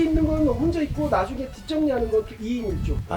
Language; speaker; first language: Korean; native; Korean